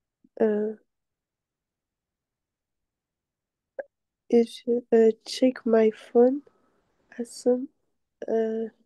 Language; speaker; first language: English; non-native, learner; French